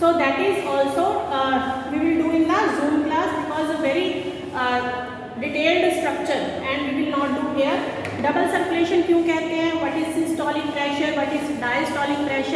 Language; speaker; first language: English; non-native, local second language; Hindi